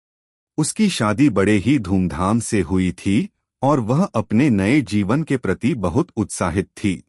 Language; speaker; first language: Hindi; native; Hindi